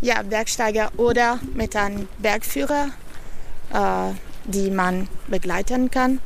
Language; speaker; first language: German; non-native, fluent; Italian